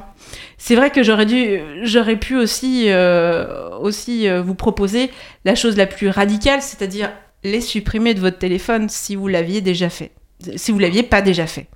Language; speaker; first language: French; native; French